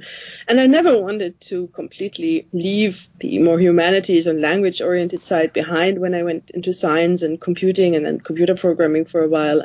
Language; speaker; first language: English; non-native, fluent; German